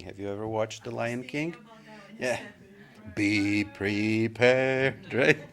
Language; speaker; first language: English; non-native, fluent; Portuguese